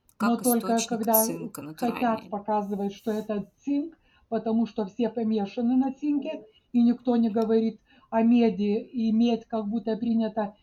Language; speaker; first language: Russian; non-native, fluent; Lithuanian